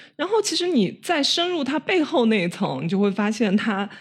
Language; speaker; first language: Chinese; native; Chinese